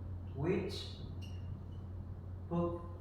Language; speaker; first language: English; non-native, learner; Indonesian